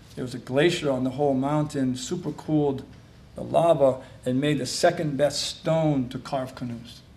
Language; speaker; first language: English; native; English